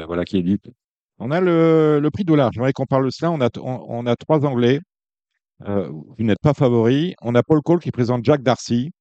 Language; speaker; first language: French; native; French